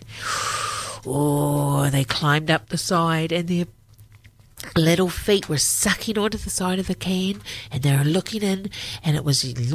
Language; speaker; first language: English; native; English